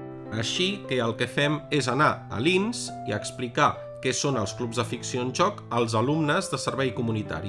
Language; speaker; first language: Catalan; native; Catalan